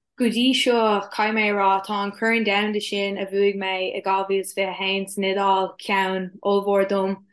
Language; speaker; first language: Irish; non-native, local second language; English